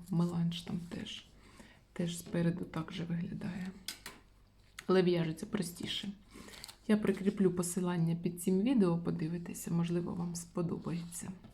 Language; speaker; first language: Ukrainian; non-native, local second language; Russian